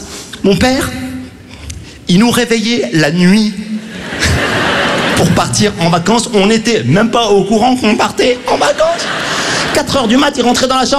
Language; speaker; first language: French; native; French